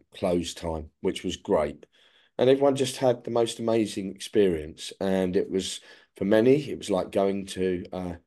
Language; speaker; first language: English; native; English